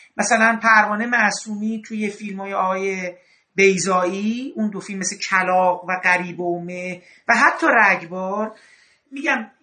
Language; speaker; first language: Persian; native; Persian